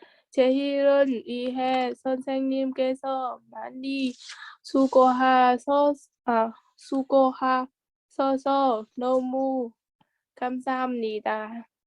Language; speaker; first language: Korean; non-native, learner; Vietnamese